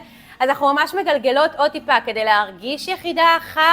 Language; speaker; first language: Hebrew; native; Hebrew